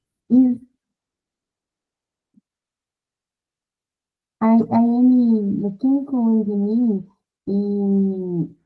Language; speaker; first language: English; non-native, learner; Portuguese